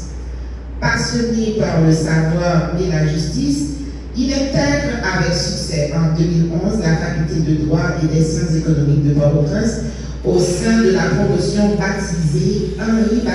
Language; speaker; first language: French; non-native, local second language; Haitian Creole